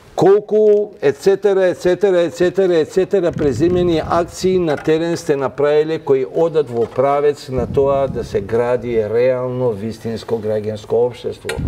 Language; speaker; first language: Macedonian; non-native, local second language; Albanian